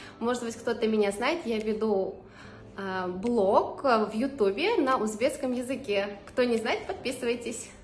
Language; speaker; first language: Russian; non-native, local second language; Uzbek